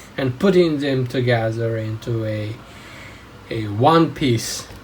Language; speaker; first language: English; non-native, learner; Chinese